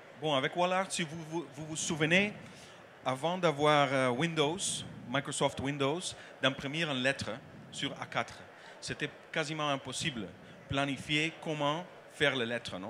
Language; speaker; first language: French; non-native, learner; Dutch